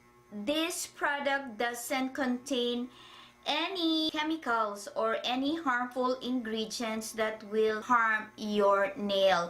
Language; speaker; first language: English; non-native, fluent; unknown